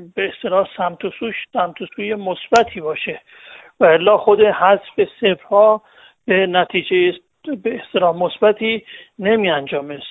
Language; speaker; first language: Persian; native; Persian